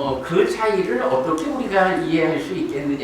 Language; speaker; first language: Korean; native; Korean